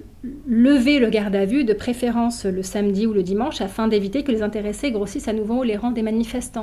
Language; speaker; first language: French; native; French